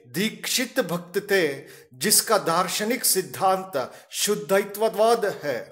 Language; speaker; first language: Hindi; non-native, local second language; Kannada